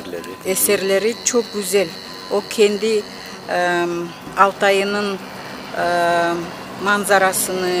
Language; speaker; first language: Turkish; non-native, learner; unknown